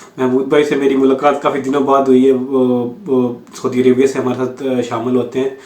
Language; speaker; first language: Urdu; non-native, local second language; Punjabi